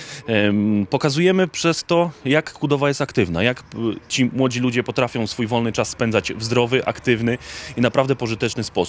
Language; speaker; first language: Polish; native; Polish